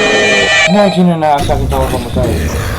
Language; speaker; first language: English; native; English